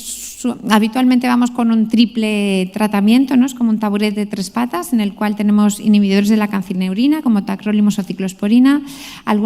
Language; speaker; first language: Spanish; native; Spanish